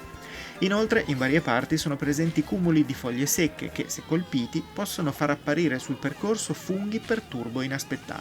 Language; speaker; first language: Italian; native; Italian